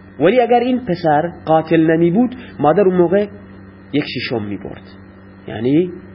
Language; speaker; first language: Persian; non-native, local second language; Baluchi